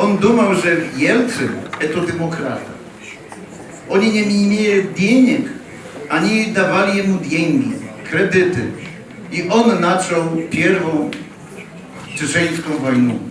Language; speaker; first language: Russian; non-native, learner; Polish